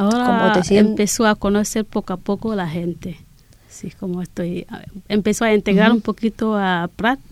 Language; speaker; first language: Spanish; non-native, learner; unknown